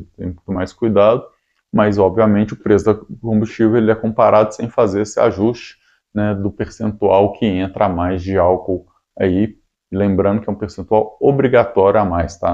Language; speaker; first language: Portuguese; native; Portuguese